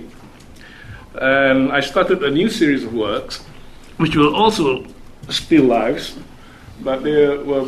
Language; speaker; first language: English; non-native, local second language; Malay